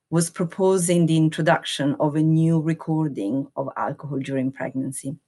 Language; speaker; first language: English; non-native, fluent; Italian